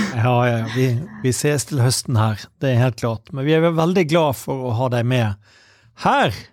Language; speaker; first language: Norwegian; native; Norwegian